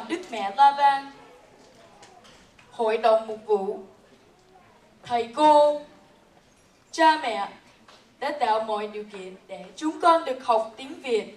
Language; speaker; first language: Vietnamese; early bilingual, heritage; Vietnamese